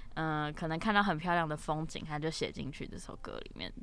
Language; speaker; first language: Chinese; native; Chinese